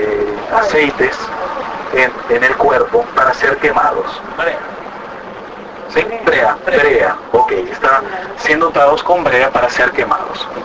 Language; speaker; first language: Spanish; native; Spanish